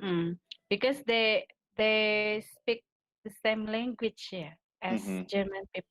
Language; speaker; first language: English; non-native, fluent; Indonesian